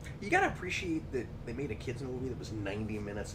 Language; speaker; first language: English; native; English